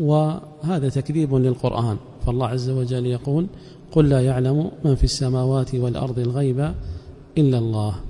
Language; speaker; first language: Arabic; native; Arabic